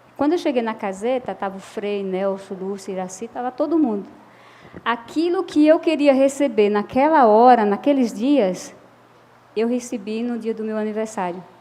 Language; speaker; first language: Portuguese; native; Portuguese